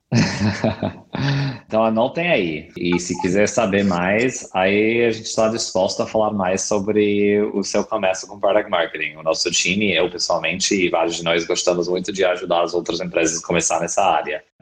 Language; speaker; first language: Portuguese; non-native, fluent; English